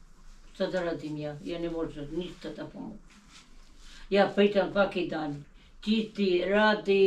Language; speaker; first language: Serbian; non-native, local second language; Albanian